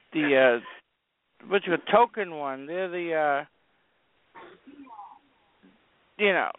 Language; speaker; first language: English; native; English